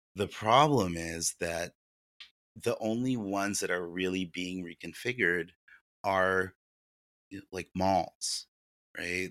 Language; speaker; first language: English; early bilingual, other home language; Russian